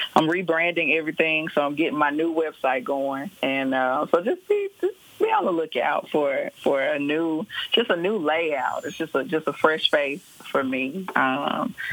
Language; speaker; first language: English; native; English